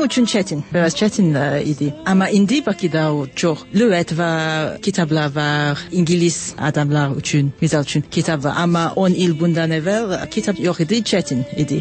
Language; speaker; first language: Azerbaijani; non-native, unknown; English